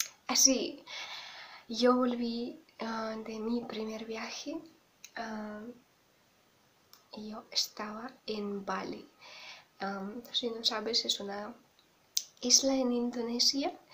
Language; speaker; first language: Spanish; non-native, fluent; Russian